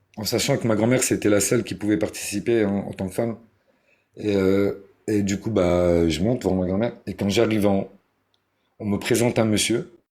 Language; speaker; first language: French; early bilingual, other home language; Arabic